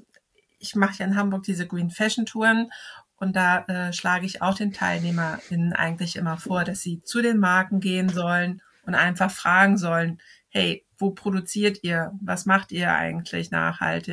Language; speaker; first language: German; native; German